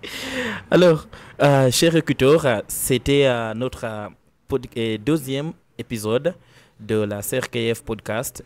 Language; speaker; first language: French; non-native, learner; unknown